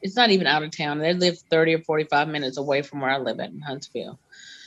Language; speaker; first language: English; native; English